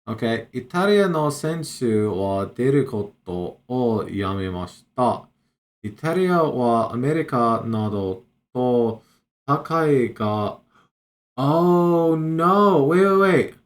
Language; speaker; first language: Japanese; non-native, learner; English